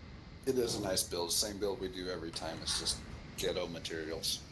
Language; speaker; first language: English; native; English